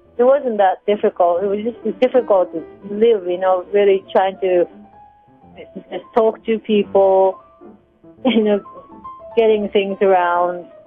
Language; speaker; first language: English; non-native, fluent; Japanese